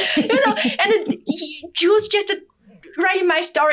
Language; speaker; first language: English; non-native, fluent; Chinese